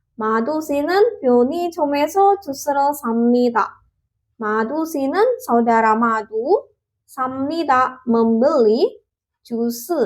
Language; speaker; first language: Korean; non-native, learner; Indonesian